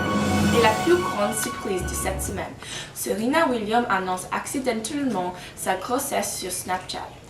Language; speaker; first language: French; non-native, learner; English